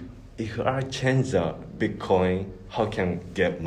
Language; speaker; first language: English; non-native, learner; Japanese